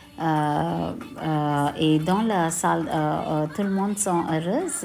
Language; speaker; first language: French; non-native, local second language; Tamil